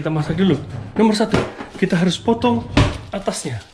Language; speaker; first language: Indonesian; native; Indonesian